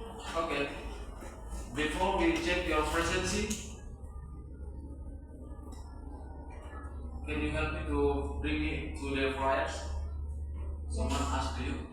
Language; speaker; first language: English; non-native, learner; Indonesian